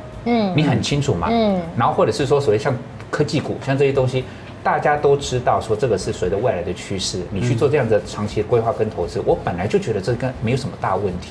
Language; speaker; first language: Chinese; native; Chinese